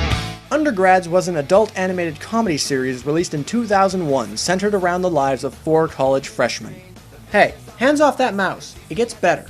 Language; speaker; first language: English; native; English